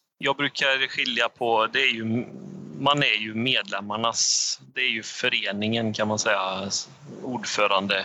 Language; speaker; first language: Swedish; native; Swedish